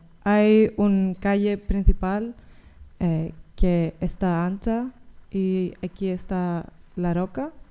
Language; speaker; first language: Spanish; non-native, learner; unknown